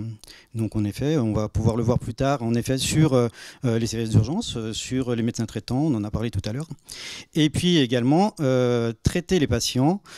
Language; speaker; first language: French; native; French